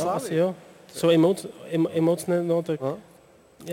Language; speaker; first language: Czech; non-native, learner; Dutch